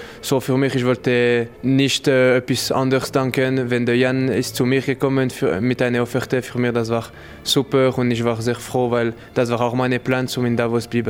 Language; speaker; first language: German; non-native, local second language; French